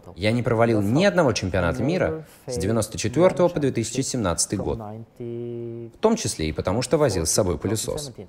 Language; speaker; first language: Russian; non-native, fluent; Norwegian